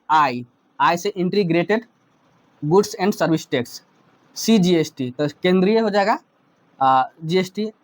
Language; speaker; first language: Hindi; native; Hindi